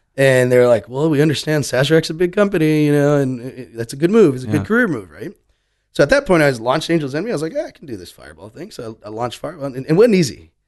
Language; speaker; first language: English; native; English